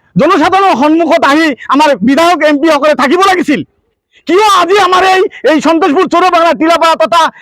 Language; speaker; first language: Assamese; non-native, local second language; Bangla